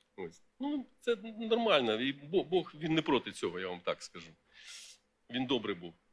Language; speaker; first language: Ukrainian; non-native, local second language; Russian